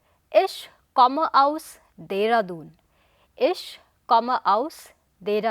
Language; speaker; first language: German; non-native, fluent; Hindi